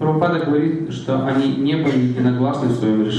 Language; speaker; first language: Russian; native; Russian